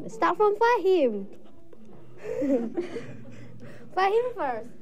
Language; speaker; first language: English; non-native, learner; Indonesian